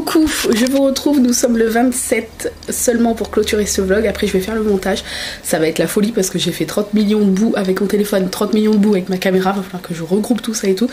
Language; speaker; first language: French; native; French